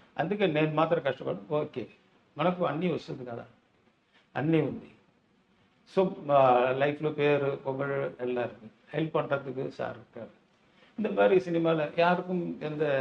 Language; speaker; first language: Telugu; non-native, learner; Tamil